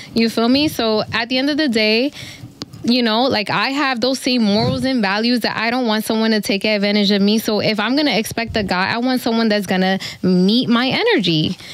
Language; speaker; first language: English; native; English